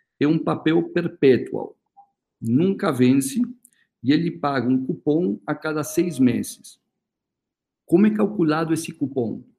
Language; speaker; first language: Portuguese; early bilingual, other home language; Spanish